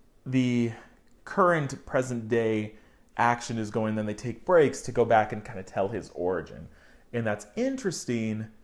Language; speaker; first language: English; native; English